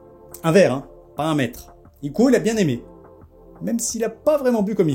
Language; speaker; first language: French; native; French